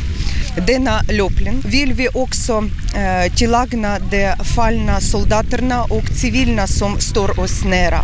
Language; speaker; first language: Swedish; non-native, learner; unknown